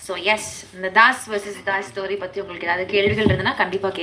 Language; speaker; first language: Tamil; native; Tamil